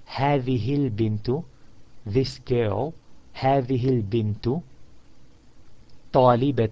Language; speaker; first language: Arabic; non-native, fluent; English